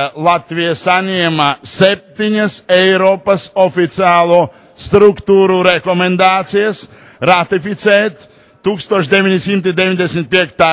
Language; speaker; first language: Latvian; non-native, local second language; Russian